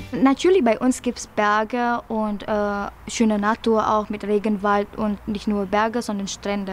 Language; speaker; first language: German; non-native, fluent; Indonesian